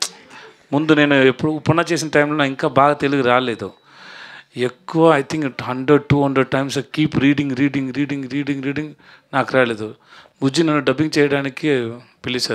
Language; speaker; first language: Telugu; non-native, learner; Tamil